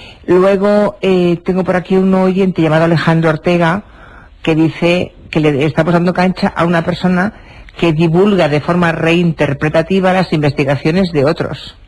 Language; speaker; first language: Spanish; native; Spanish